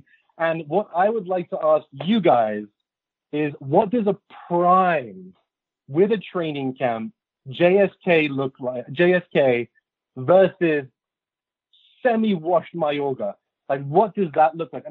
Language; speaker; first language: English; native; English